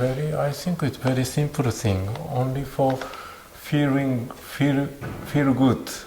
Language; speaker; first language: English; non-native, learner; Japanese